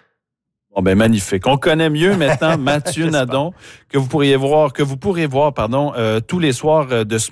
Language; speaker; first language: French; native; French